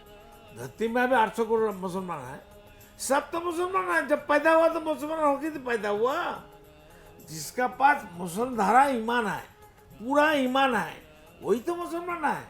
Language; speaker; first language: Hindi; non-native, local second language; Bangla